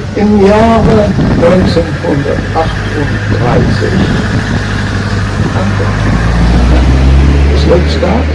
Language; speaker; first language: German; early bilingual, heritage; German